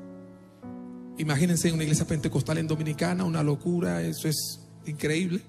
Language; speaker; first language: Spanish; non-native, fluent; Haitian Creole